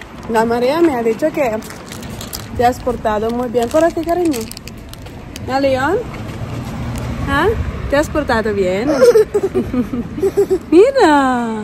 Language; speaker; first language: Spanish; non-native, learner; Filipino